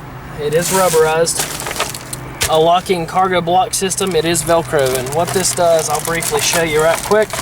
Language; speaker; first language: English; native; English